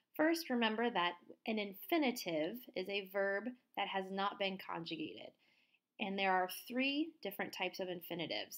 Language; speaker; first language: English; native; English